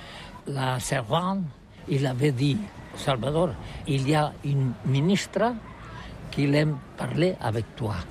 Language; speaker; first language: French; non-native, learner; Catalan